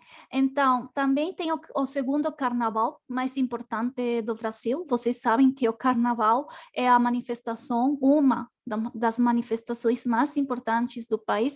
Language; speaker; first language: Portuguese; non-native, learner; Spanish